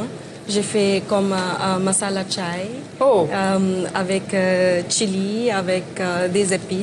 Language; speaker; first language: French; non-native, fluent; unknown